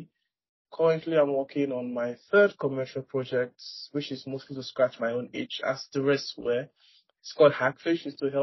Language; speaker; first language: English; non-native, local second language; Yoruba